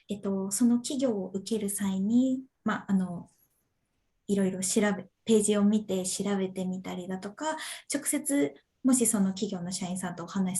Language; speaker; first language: Japanese; native; Japanese